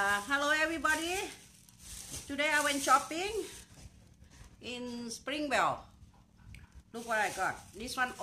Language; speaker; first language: English; non-native, learner; Thai